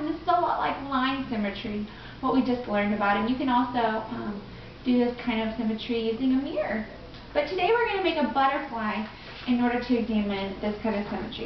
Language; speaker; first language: English; native; English